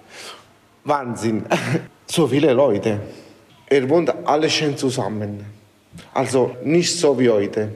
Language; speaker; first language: German; non-native, learner; Italian